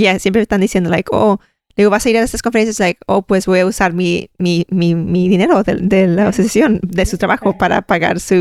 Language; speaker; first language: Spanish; early bilingual, heritage; English